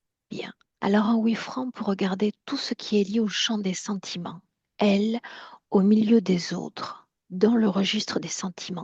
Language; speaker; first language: French; native; French